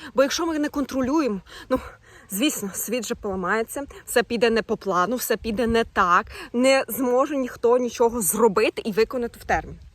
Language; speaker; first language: Ukrainian; non-native, local second language; Russian